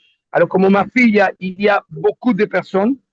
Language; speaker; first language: French; non-native, learner; Spanish